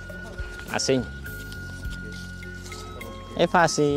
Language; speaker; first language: Portuguese; non-native, learner; Vietnamese